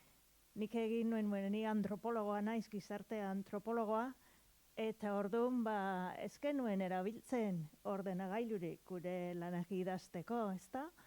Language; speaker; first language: Basque; non-native, learner; English